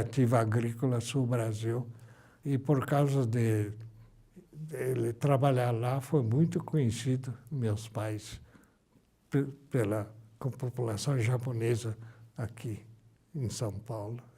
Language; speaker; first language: Portuguese; early bilingual, other home language; Japanese